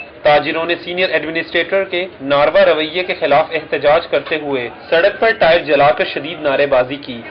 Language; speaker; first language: Urdu; non-native, local second language; Punjabi